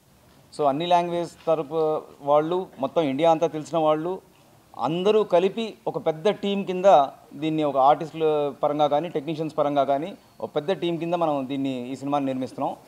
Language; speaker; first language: Telugu; native; Telugu